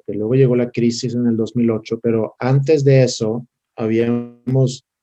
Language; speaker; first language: Spanish; non-native, fluent; Swedish